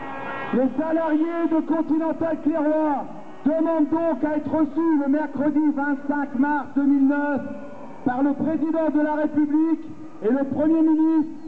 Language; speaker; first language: French; native; French